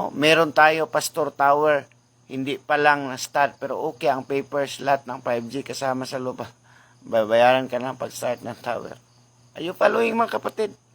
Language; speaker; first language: Filipino; non-native, local second language; Cebuano